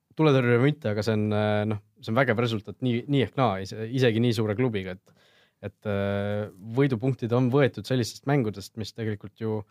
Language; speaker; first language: Estonian; native; Estonian